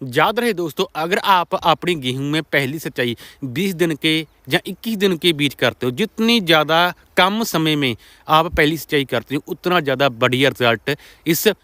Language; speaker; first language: Hindi; non-native, local second language; Punjabi